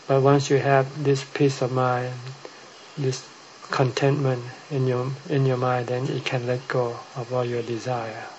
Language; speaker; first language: English; non-native, fluent; Thai